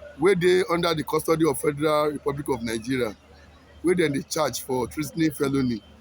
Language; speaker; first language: Nigerian Pidgin; non-native, local second language; Yoruba